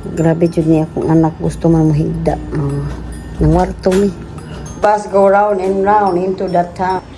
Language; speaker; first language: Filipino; non-native, local second language; Cebuano